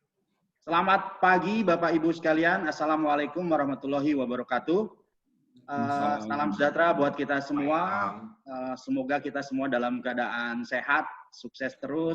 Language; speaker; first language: Indonesian; native; Indonesian